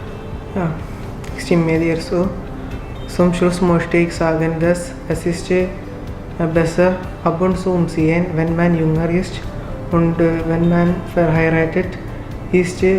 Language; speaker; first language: German; non-native, learner; Malayalam